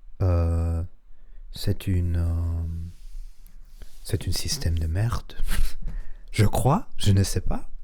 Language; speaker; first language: French; non-native, learner; Spanish